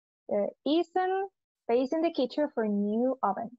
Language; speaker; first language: English; non-native, fluent; Spanish